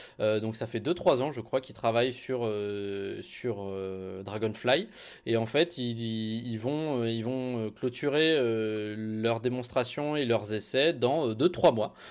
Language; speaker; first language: French; native; French